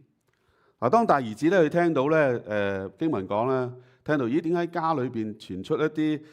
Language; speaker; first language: Chinese; native; Chinese